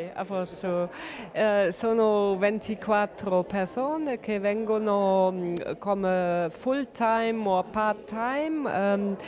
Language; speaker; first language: Italian; non-native, learner; German